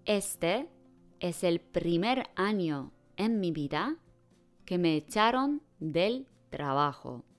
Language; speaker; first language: Spanish; non-native, fluent; Polish